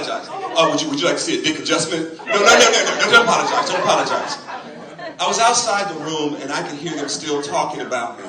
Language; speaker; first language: English; native; English